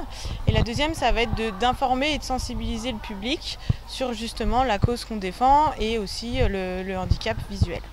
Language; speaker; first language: French; native; French